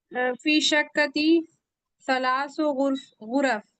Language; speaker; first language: Arabic; non-native, learner; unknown